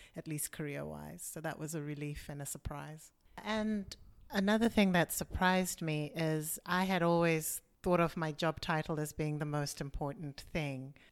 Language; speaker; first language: English; non-native, local second language; Shona